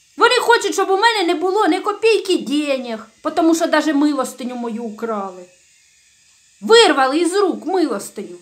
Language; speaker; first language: Ukrainian; native; Ukrainian